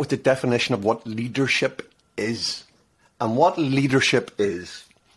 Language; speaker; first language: English; native; English